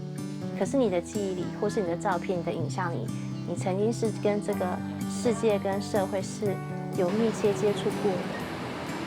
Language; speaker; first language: Chinese; native; Chinese